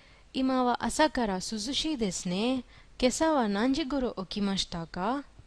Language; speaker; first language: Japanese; non-native, fluent; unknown